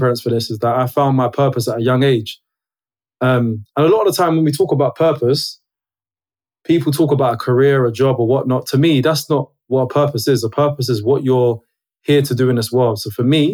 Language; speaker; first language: English; native; English